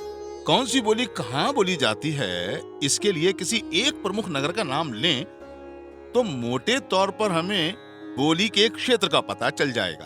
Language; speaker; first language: Hindi; native; Hindi